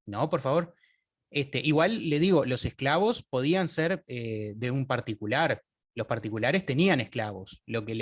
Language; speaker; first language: Spanish; native; Spanish